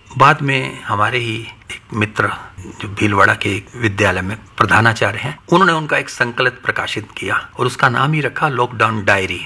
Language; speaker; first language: Hindi; non-native, local second language; Punjabi